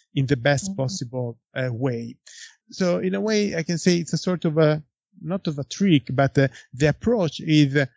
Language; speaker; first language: English; non-native, fluent; Italian